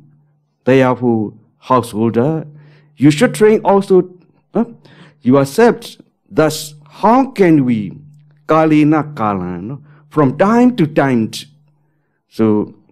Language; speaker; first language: English; non-native, learner; Burmese